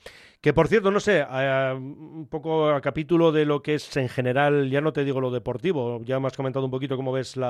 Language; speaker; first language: Spanish; native; Spanish